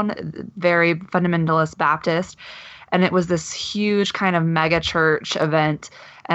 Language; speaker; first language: English; native; English